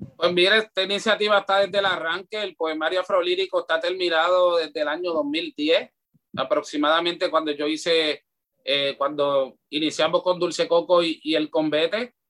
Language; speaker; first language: Spanish; native; Spanish